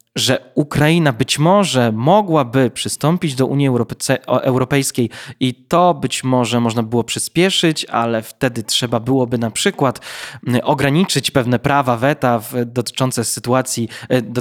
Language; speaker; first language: Polish; native; Polish